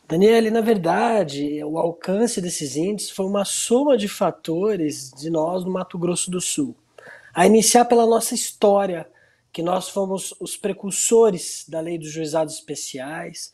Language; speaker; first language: Portuguese; native; Portuguese